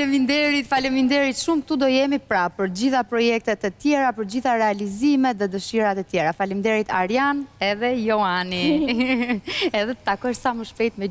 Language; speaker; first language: Albanian; native; Albanian